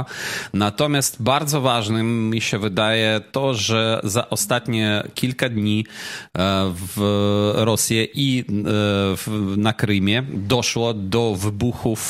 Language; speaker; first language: Polish; non-native, fluent; Ukrainian